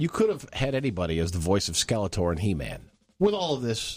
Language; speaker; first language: English; native; English